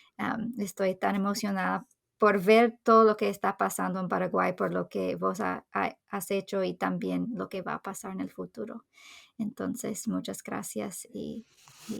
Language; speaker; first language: Spanish; non-native, fluent; English